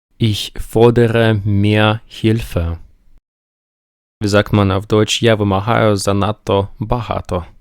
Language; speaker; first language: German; non-native, fluent; Ukrainian